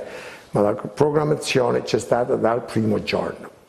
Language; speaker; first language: Italian; early bilingual, heritage; Italian